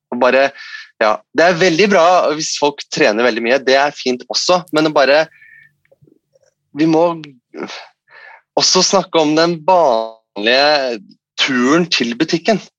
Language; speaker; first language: Norwegian; non-native, fluent; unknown